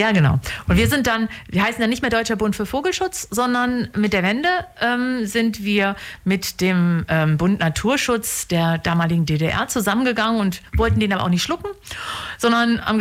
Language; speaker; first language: German; native; German